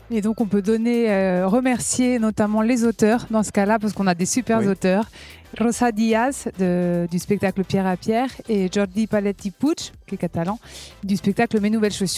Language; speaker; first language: French; native; French